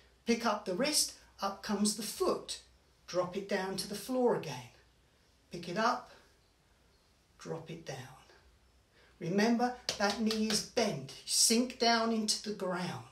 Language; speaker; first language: English; native; English